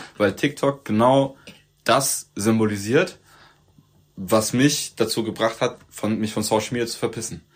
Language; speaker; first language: German; early bilingual, other home language; Turkish